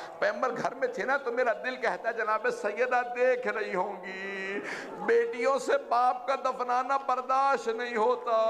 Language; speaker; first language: Urdu; native; Urdu